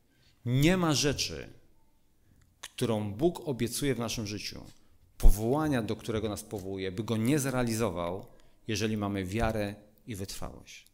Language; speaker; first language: Polish; native; Polish